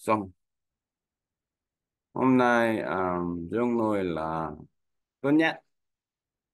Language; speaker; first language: Vietnamese; non-native, learner; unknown